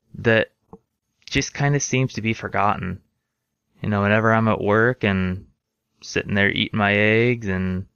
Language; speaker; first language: English; native; English